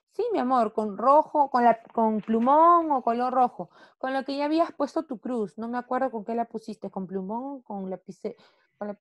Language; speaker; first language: Spanish; native; Spanish